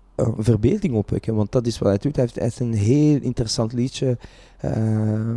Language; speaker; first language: Dutch; native; Dutch